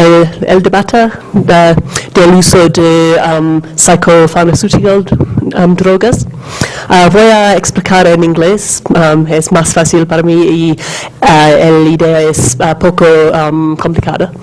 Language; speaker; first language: Spanish; non-native, learner; English